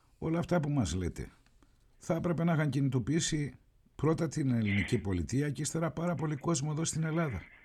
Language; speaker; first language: Greek; native; Greek